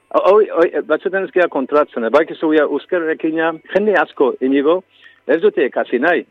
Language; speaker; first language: Basque; non-native, fluent; English